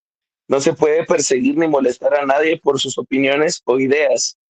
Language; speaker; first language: Spanish; native; Spanish